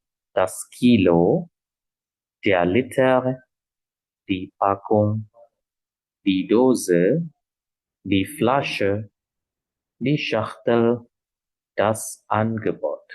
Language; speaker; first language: German; non-native, fluent; Indonesian